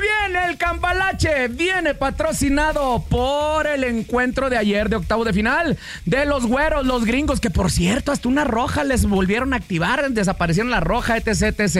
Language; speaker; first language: Spanish; native; Spanish